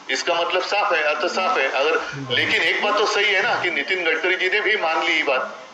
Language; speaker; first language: Hindi; non-native, local second language; Marathi